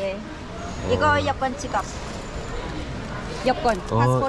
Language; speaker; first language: Korean; non-native, learner; Vietnamese